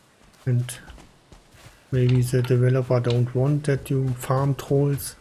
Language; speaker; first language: English; non-native, learner; German